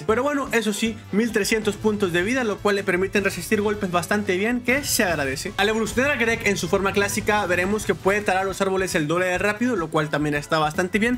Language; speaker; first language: Spanish; native; Spanish